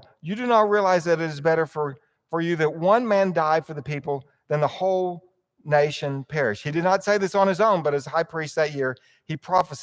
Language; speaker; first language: English; native; English